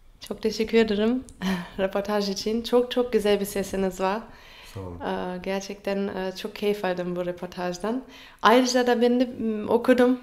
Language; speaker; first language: Turkish; non-native, fluent; German